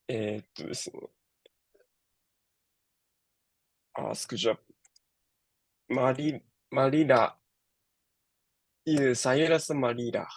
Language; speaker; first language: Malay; non-native, learner; Japanese